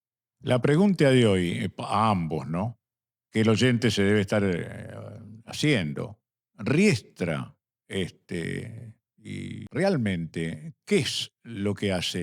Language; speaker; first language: Spanish; native; Spanish